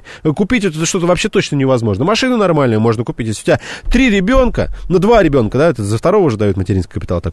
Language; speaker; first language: Russian; native; Russian